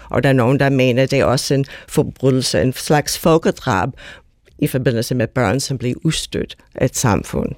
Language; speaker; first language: Danish; non-native, fluent; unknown